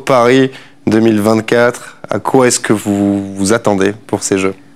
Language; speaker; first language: French; native; French